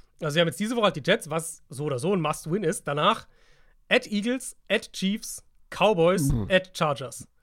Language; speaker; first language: German; native; German